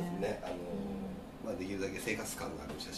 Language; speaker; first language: Japanese; native; Japanese